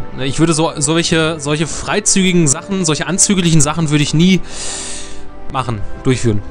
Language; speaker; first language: German; native; German